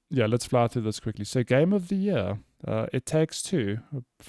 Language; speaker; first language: English; native; English